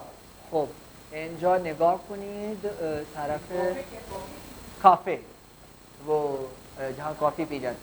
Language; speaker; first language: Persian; non-native, fluent; Urdu